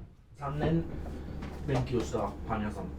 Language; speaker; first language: Japanese; non-native, learner; German